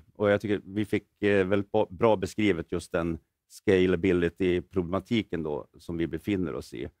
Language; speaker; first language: Swedish; native; Swedish